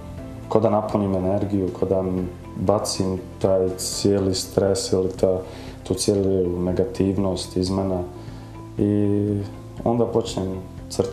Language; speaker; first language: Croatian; early bilingual, heritage; Croatian